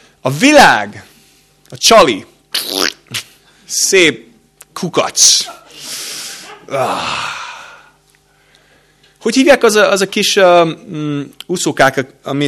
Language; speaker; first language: Hungarian; non-native, fluent; English